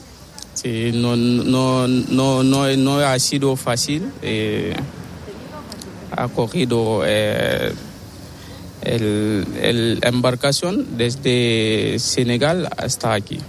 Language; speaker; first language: Spanish; non-native, learner; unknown